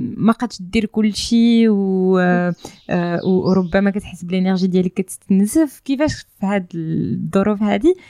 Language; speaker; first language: Arabic; native; Arabic